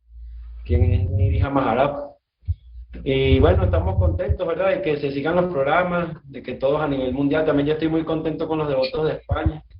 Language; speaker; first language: Spanish; native; Spanish